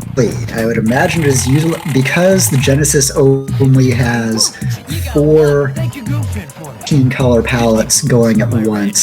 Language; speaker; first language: English; native; English